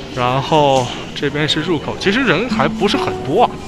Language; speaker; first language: Chinese; native; Chinese